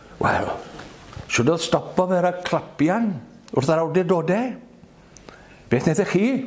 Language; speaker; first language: Welsh; native; Welsh